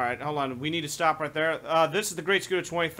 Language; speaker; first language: English; native; English